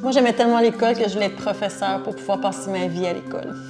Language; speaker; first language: French; native; French